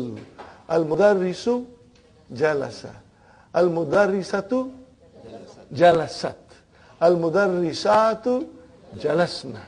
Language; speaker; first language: Arabic; non-native, fluent; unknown